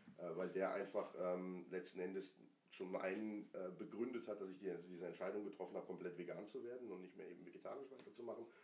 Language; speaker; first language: German; early bilingual, other home language; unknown